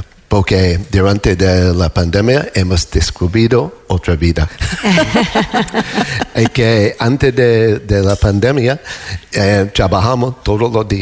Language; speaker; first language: Spanish; non-native, fluent; English